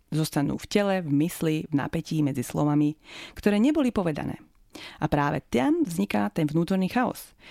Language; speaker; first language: Slovak; native; Slovak